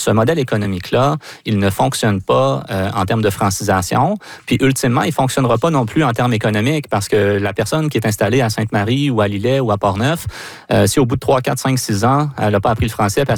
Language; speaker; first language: French; native; French